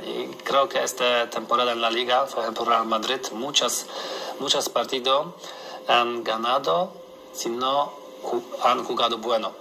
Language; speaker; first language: Spanish; non-native, learner; Polish